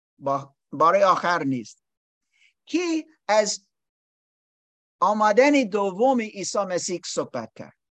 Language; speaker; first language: Persian; non-native, learner; English